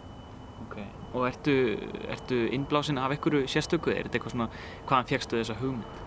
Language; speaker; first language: Icelandic; native; Icelandic